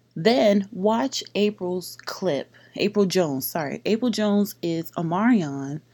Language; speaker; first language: English; native; English